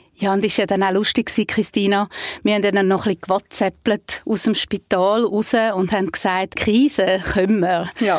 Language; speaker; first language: German; native; German